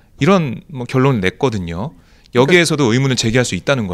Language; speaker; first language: Korean; native; Korean